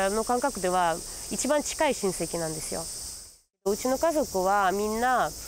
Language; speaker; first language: Japanese; non-native, fluent; Russian